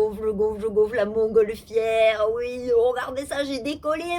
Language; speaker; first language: French; native; French